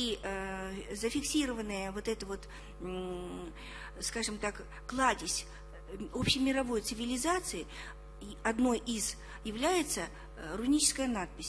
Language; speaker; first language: Russian; native; Russian